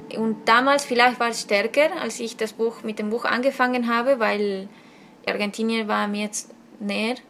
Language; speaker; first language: German; non-native, fluent; Spanish